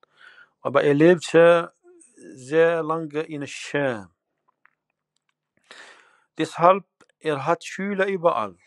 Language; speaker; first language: German; non-native, fluent; Arabic